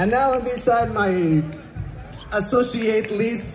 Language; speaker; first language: English; non-native, fluent; Spanish